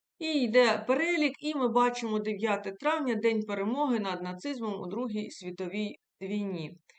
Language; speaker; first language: Ukrainian; native; Ukrainian